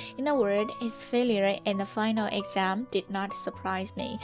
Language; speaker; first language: English; non-native, fluent; Chinese